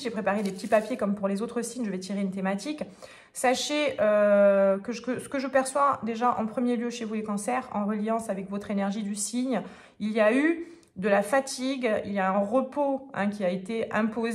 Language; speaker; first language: French; native; French